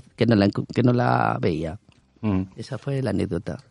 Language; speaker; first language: Spanish; native; Spanish